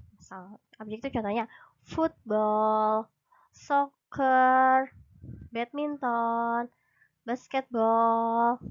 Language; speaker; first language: English; non-native, fluent; Indonesian